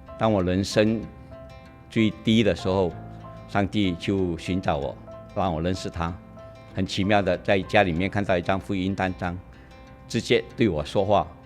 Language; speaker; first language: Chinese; non-native, local second language; Hakka Chinese